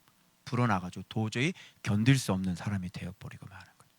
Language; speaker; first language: Korean; native; Korean